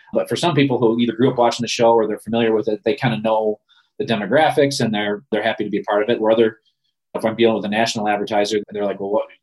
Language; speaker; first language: English; native; English